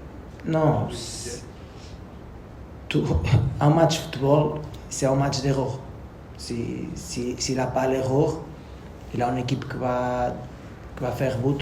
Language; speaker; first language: French; non-native, learner; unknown